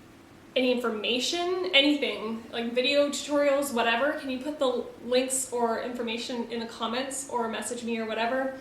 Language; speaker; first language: English; native; English